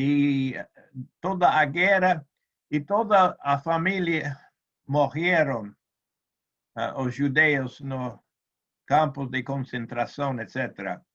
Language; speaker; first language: Spanish; non-native, learner; Portuguese